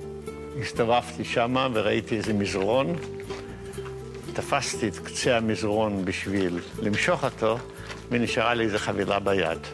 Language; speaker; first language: Hebrew; non-native, fluent; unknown